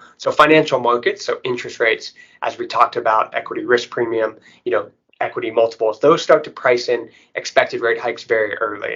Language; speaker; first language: English; native; English